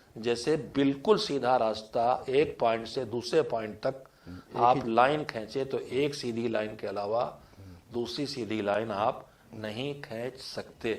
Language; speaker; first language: Urdu; native; Urdu